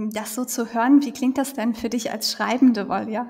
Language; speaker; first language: German; native; German